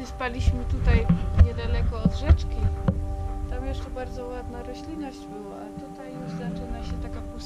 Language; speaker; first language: Polish; non-native, fluent; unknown